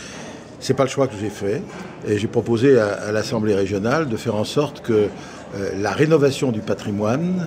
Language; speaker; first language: French; native; French